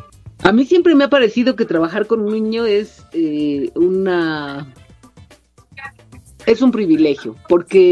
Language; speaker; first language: Spanish; native; Spanish